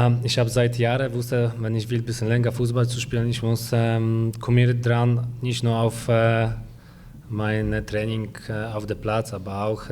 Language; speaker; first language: German; non-native, fluent; Polish